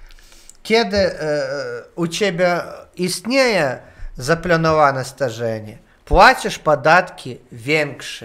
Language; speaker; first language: Polish; non-native, learner; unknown